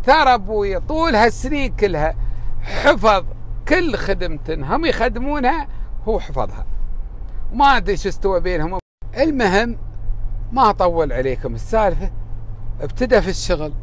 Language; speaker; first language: Arabic; native; Arabic